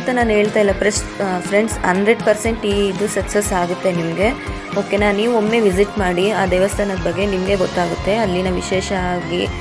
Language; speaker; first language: Kannada; native; Kannada